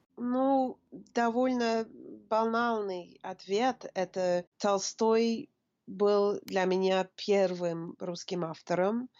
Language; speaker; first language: Russian; non-native, fluent; English